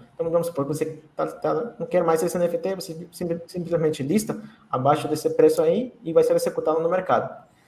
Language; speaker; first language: Portuguese; non-native, fluent; Spanish